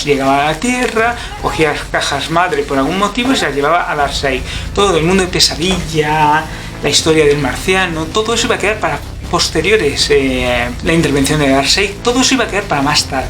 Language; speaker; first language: Spanish; native; Spanish